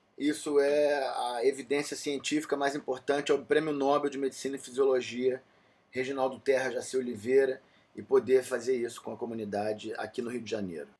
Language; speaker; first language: Portuguese; native; Portuguese